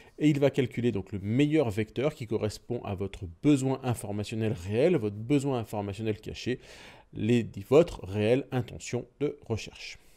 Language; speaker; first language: French; native; French